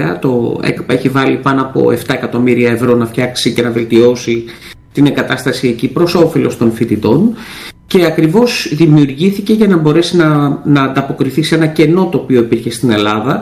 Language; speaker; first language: Greek; native; Greek